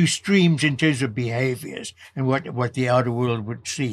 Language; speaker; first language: English; native; English